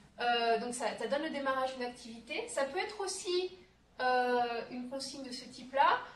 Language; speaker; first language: French; native; French